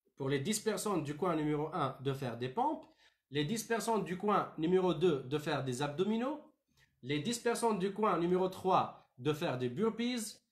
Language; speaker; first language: French; non-native, local second language; Arabic